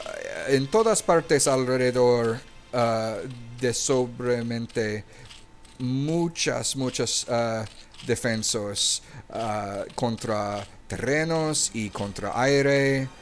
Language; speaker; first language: Spanish; non-native, learner; English